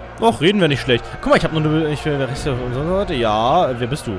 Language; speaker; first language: German; native; German